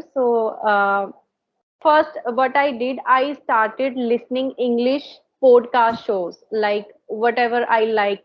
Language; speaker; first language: English; non-native, learner; Hindi